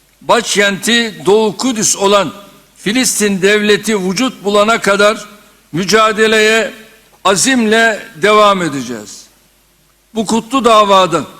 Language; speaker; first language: Turkish; native; Turkish